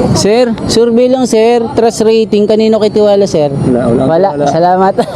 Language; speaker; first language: Filipino; native; Filipino